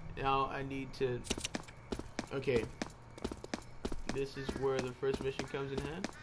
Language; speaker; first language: English; native; English